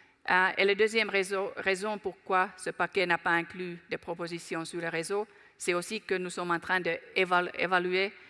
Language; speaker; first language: French; non-native, fluent; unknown